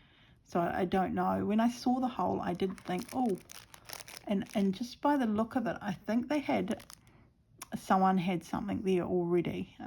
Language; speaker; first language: English; native; English